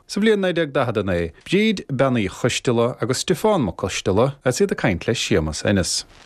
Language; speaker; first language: Irish; native; Irish